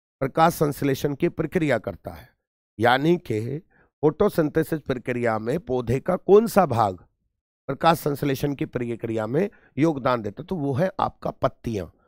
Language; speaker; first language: Hindi; native; Hindi